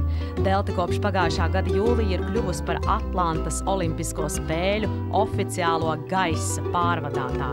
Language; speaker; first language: Latvian; native; Latvian